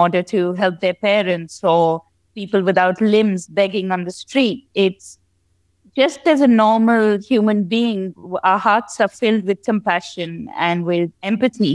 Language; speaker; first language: English; non-native, local second language; Hindi